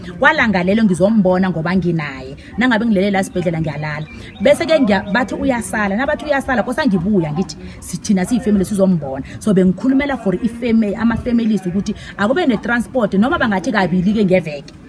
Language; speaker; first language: Zulu; non-native, local second language; South Ndebele